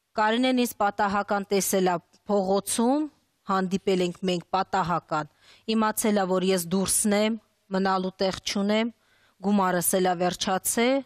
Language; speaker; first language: Armenian; early bilingual, other home language; Russian